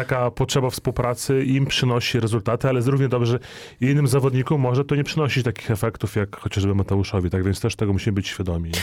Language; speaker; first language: Polish; native; Polish